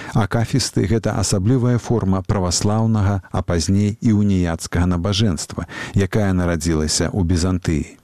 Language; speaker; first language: Belarusian; native; Belarusian